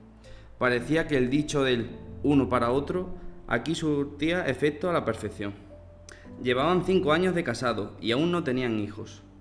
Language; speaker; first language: Spanish; native; Spanish